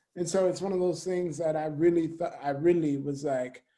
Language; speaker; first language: English; native; English